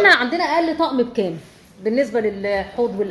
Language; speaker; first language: Arabic; native; Arabic